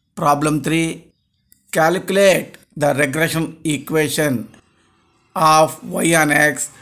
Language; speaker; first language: English; non-native, local second language; Telugu